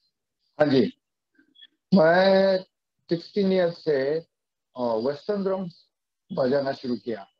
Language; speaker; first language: Hindi; non-native, fluent; Japanese